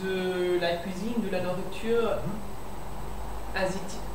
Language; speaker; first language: French; non-native, learner; English